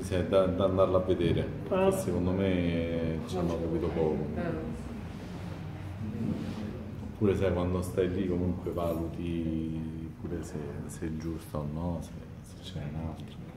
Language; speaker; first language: Italian; native; Italian